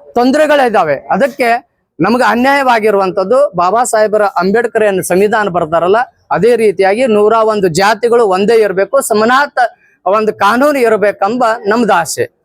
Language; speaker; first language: Kannada; non-native, local second language; Lambadi